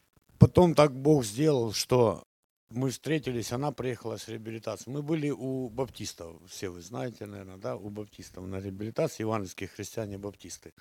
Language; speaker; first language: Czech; non-native, learner; Russian